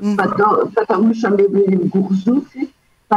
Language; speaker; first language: Russian; early bilingual, heritage; Russian